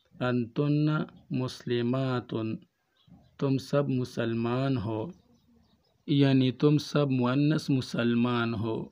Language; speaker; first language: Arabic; non-native, fluent; Urdu